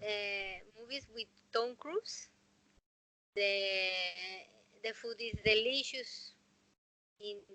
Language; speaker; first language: English; non-native, learner; Spanish